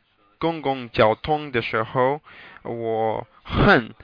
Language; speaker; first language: Chinese; non-native, learner; English